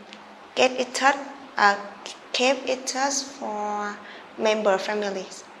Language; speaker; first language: English; non-native, learner; Vietnamese